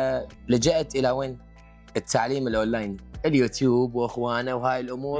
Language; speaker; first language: Arabic; native; Arabic